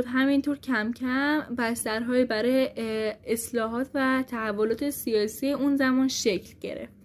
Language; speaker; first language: Persian; native; Persian